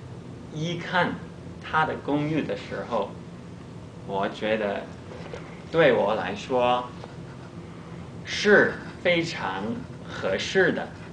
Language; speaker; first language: Chinese; non-native, learner; English